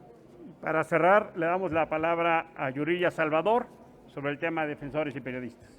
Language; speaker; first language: Spanish; native; Spanish